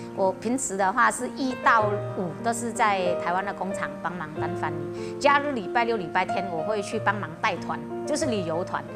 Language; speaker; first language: Chinese; early bilingual, heritage; Chinese